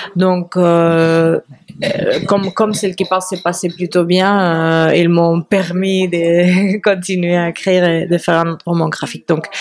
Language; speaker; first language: French; non-native, fluent; Spanish